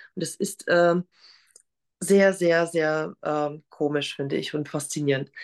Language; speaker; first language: German; non-native, fluent; Polish